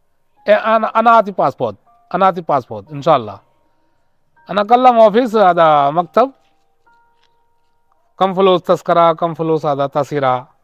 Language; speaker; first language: Arabic; non-native, learner; Hindi